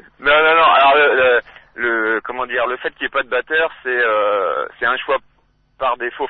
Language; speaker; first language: French; native; French